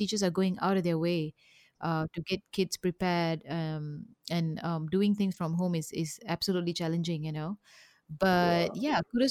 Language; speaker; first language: English; native; English